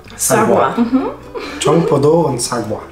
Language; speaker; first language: German; native; German